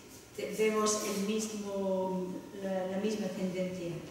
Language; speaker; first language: Spanish; non-native, fluent; English